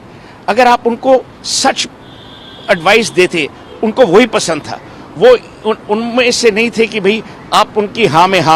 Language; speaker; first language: Hindi; native; Hindi